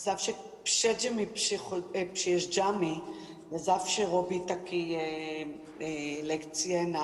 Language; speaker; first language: Polish; non-native, learner; Hebrew